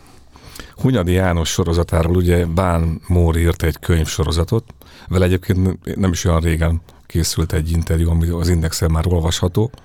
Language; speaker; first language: Hungarian; native; Hungarian